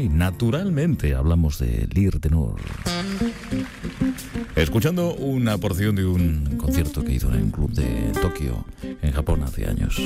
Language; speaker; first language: Spanish; native; Spanish